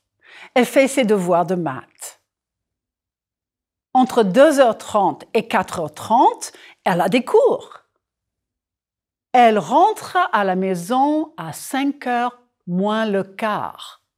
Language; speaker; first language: French; non-native, fluent; English